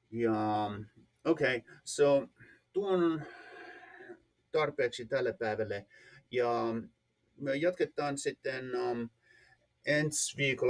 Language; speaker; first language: Finnish; non-native, fluent; English